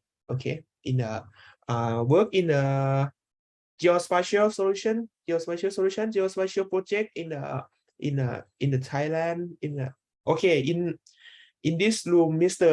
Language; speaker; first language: English; non-native, learner; Thai